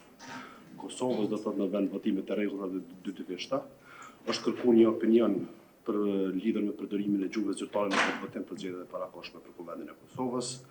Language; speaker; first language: Albanian; native; Albanian